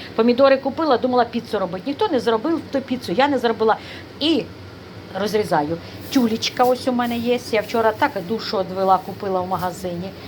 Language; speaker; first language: Ukrainian; native; Ukrainian